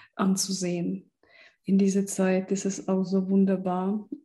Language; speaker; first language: German; early bilingual, other home language; Czech